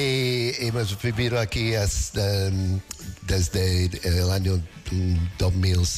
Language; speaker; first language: Spanish; non-native, learner; English